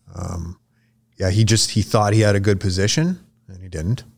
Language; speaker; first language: English; native; English